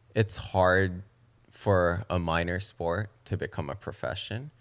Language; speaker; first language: English; early bilingual, other home language; Japanese